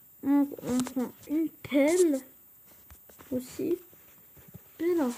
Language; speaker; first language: French; native; French